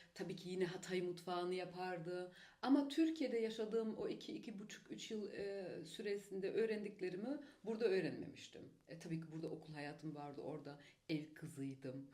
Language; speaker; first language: Turkish; early bilingual, heritage; Turkish